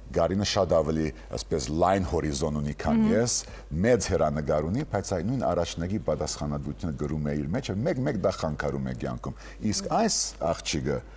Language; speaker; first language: Armenian; early bilingual, heritage; Armenian